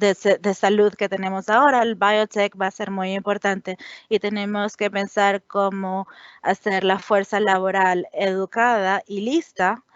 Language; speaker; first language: Spanish; non-native, fluent; English